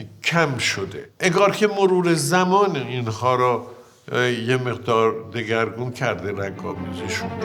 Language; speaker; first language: Persian; native; Persian